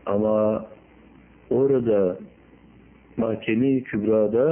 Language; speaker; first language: Turkish; native; Turkish